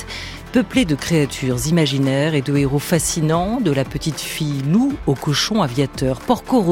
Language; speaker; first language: French; native; French